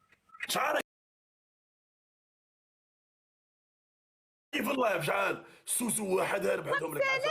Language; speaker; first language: Arabic; native; Arabic